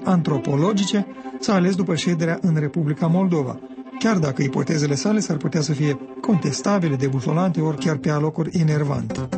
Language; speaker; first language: Romanian; native; Romanian